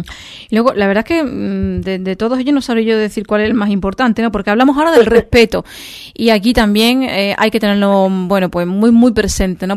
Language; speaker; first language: Spanish; native; Spanish